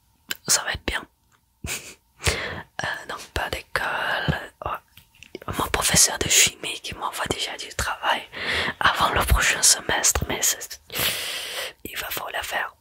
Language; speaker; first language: French; early bilingual, heritage; French